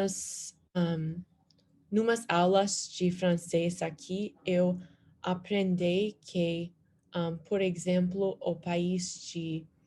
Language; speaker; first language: Portuguese; non-native, learner; English